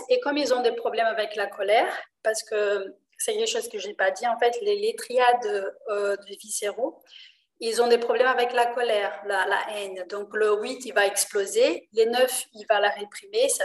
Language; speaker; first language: French; non-native, fluent; Portuguese